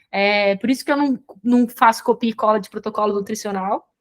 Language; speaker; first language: Portuguese; native; Portuguese